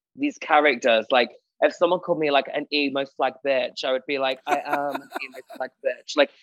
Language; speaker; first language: English; native; English